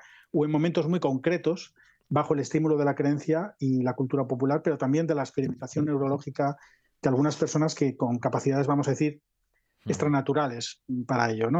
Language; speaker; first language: Spanish; native; Spanish